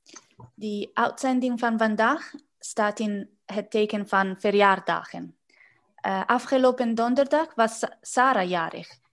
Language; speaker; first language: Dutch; non-native, learner; German